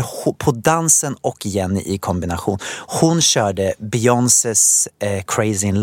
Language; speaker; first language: Swedish; native; Swedish